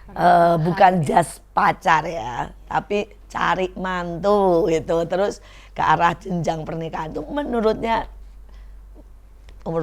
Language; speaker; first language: Indonesian; native; Indonesian